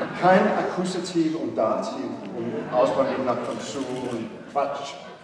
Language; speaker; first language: German; non-native, fluent; Danish